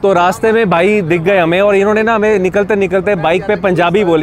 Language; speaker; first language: Hindi; native; Hindi